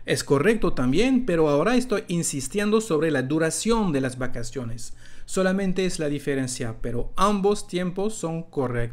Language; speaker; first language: Spanish; non-native, fluent; French